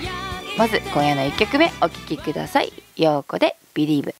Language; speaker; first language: Japanese; native; Japanese